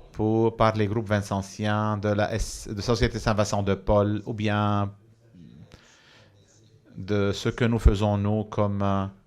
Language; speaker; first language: French; non-native, fluent; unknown